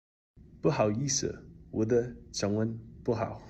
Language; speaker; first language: Chinese; non-native, learner; English